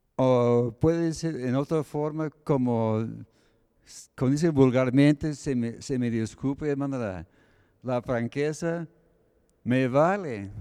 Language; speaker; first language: Spanish; non-native, fluent; English